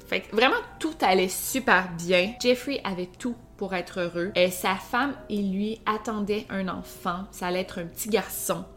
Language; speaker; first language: French; native; French